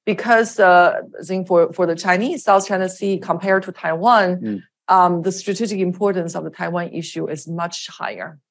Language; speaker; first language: English; non-native, fluent; Chinese